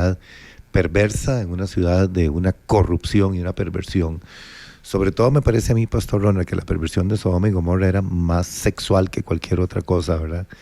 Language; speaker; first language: Spanish; native; Spanish